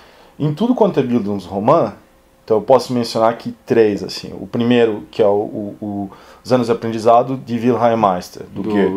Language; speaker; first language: Portuguese; native; Portuguese